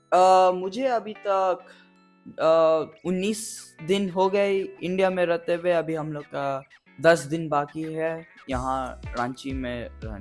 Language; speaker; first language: Hindi; early bilingual, heritage; English